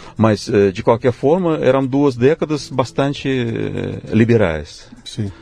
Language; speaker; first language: Portuguese; non-native, fluent; Russian